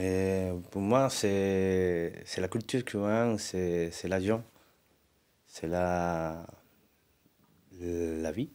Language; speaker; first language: French; non-native, learner; Spanish